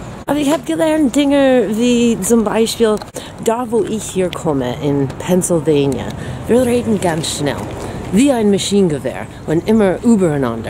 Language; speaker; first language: German; non-native, fluent; English